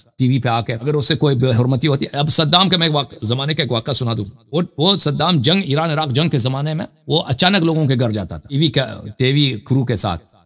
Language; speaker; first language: Urdu; non-native, fluent; Persian